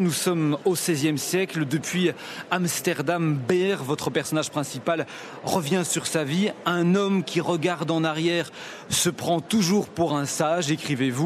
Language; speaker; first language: French; native; French